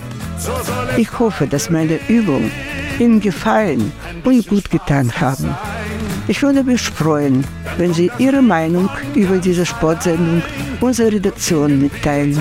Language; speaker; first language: German; non-native, fluent; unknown